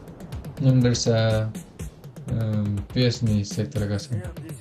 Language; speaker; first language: Russian; non-native, learner; Spanish